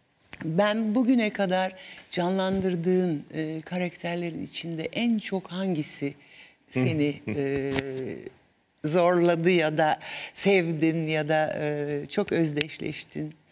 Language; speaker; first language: Turkish; native; Turkish